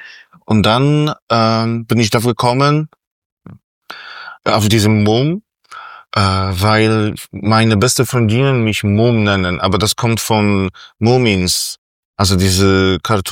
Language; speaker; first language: German; non-native, fluent; Polish